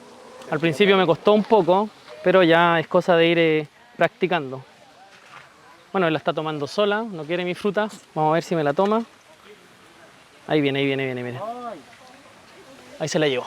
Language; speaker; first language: Spanish; native; Spanish